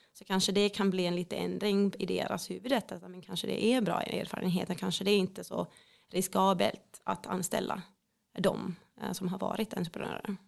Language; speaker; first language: Swedish; non-native, fluent; Finnish